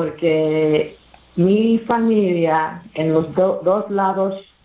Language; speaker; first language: Spanish; early bilingual, heritage; English